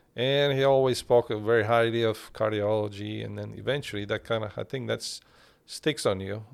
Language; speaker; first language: English; non-native, fluent; Turkish